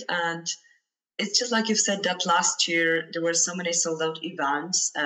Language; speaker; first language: English; non-native, fluent; Polish